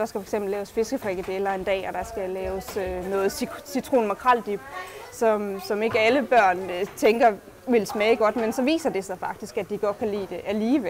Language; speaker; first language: Danish; native; Danish